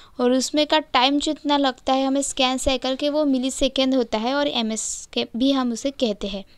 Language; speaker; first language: Hindi; non-native, local second language; Marathi